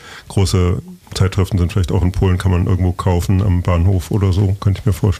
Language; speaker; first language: German; native; German